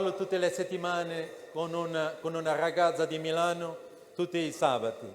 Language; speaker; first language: Italian; non-native, learner; Portuguese